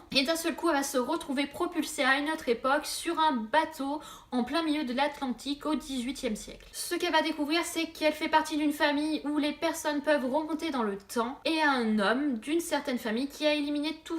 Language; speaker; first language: French; native; French